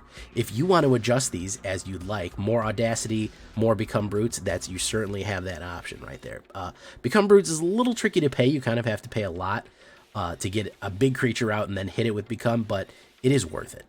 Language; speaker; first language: English; native; English